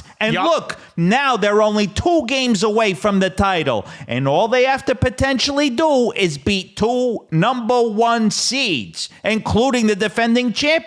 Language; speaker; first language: English; native; English